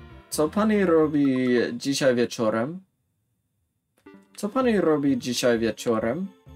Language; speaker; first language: Polish; non-native, learner; English